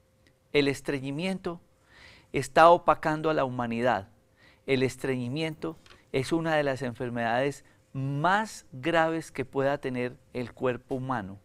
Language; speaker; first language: Spanish; native; Spanish